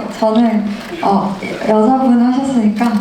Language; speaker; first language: Korean; native; Korean